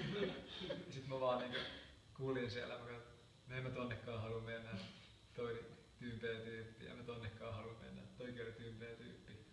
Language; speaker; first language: Finnish; native; Finnish